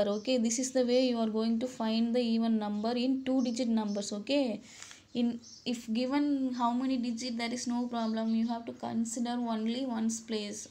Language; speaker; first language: English; non-native, local second language; Tamil